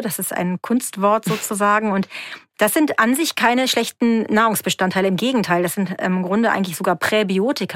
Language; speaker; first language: German; native; German